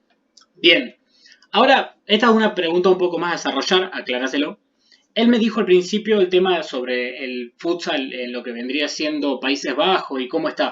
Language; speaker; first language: Spanish; native; Spanish